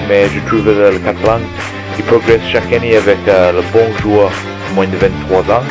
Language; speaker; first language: French; non-native, learner; English